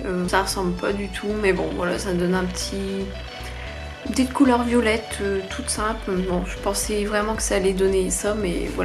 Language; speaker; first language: French; native; French